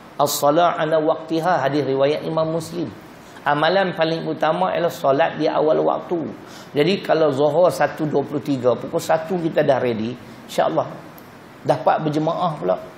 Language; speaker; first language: Malay; native; Malay